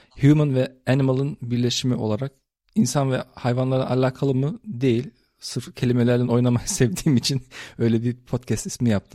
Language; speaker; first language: Turkish; early bilingual, heritage; Turkish